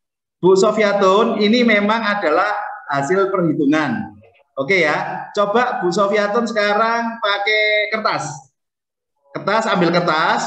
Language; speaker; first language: Indonesian; native; Indonesian